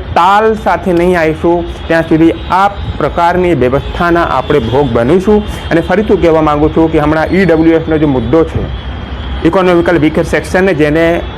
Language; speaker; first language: Gujarati; non-native, local second language; Hindi